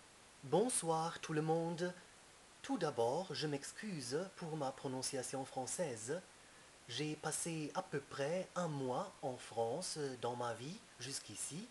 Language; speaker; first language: French; non-native, fluent; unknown